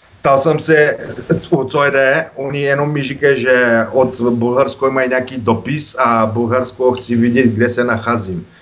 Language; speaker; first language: Czech; non-native, learner; Bulgarian